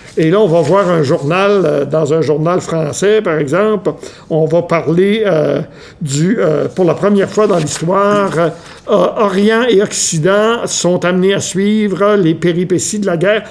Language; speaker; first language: French; native; French